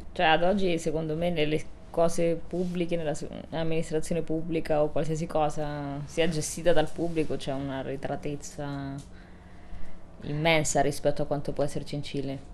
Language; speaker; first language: Italian; early bilingual, other home language; Spanish